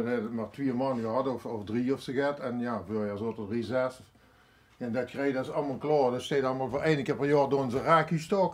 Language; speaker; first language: Dutch; native; Dutch